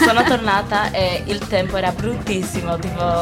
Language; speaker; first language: Italian; non-native, fluent; English